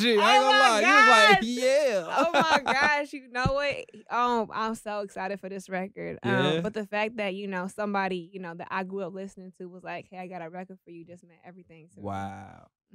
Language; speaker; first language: English; native; English